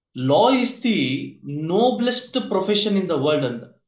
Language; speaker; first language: English; non-native, local second language; Kannada